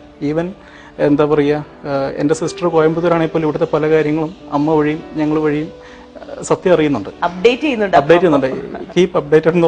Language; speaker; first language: Malayalam; native; Malayalam